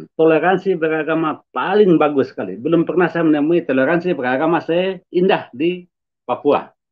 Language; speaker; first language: Indonesian; non-native, local second language; Minangkabau